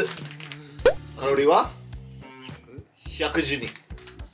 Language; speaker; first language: Japanese; non-native, fluent; Indonesian